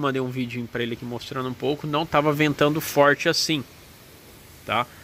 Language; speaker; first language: Portuguese; native; Portuguese